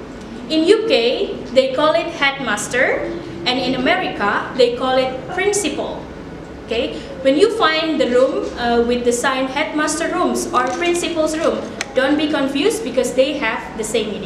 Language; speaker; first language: English; non-native, fluent; Indonesian